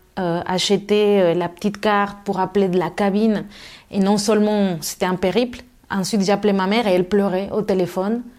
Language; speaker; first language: French; non-native, fluent; Spanish